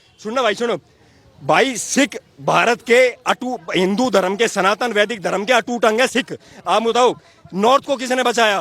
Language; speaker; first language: Hindi; native; Hindi